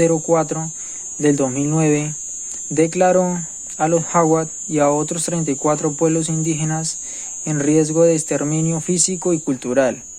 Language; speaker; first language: Spanish; native; Spanish